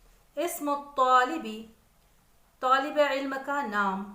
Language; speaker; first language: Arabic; non-native, fluent; Urdu